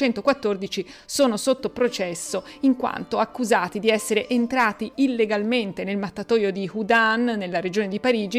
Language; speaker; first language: Italian; native; Italian